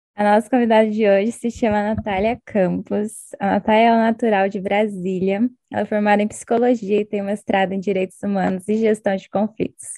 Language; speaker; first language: Portuguese; native; Portuguese